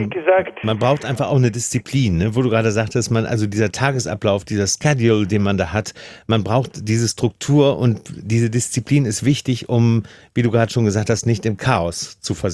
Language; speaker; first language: German; native; German